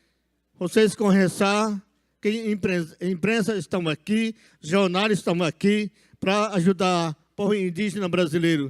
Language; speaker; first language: Portuguese; non-native, local second language; Yanomámi